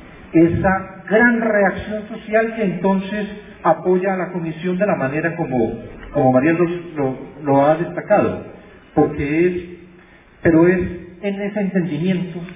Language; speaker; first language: Spanish; native; Spanish